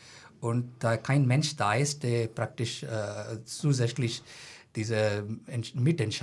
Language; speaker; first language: German; non-native, fluent; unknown